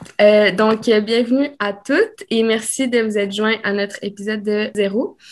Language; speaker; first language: French; early bilingual, other home language; Spanish